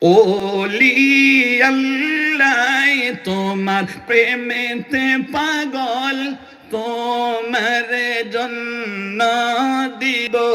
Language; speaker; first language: Bangla; non-native, local second language; Assamese